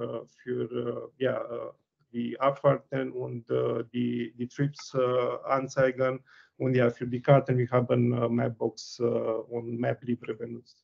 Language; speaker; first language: German; non-native, learner; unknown